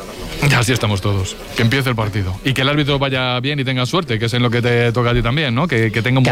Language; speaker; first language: Spanish; native; Spanish